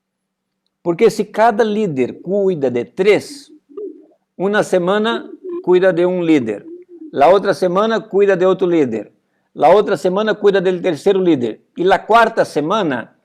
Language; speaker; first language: Spanish; non-native, fluent; Portuguese